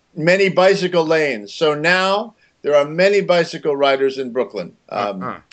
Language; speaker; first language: English; native; English